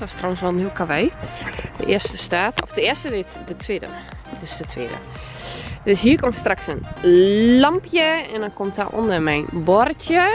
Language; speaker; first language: Dutch; native; Dutch